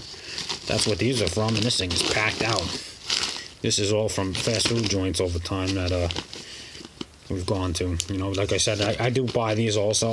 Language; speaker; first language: English; native; English